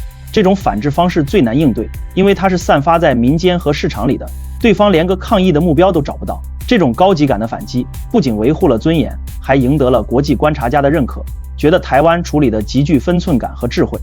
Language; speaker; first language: Chinese; native; Chinese